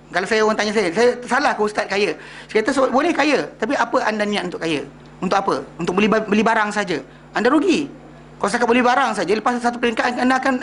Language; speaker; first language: Malay; native; Malay